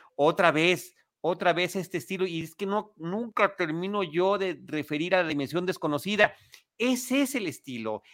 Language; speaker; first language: Spanish; native; Spanish